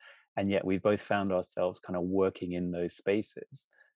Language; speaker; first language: English; native; English